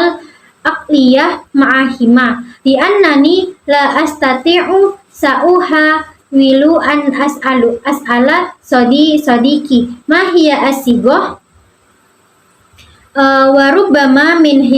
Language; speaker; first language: Arabic; non-native, learner; Indonesian